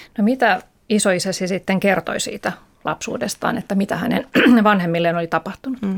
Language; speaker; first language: Finnish; native; Finnish